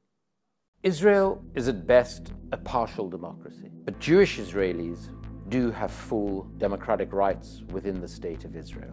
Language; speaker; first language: English; native; English